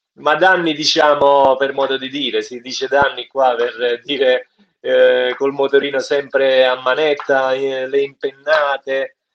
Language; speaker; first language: Italian; native; Italian